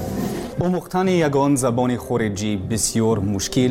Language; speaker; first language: Persian; non-native, learner; English